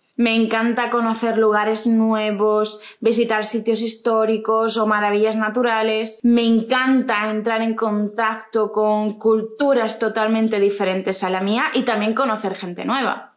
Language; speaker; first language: Spanish; native; Spanish